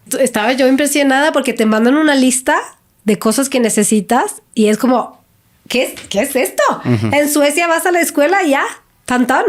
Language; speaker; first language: Spanish; non-native, fluent; Swedish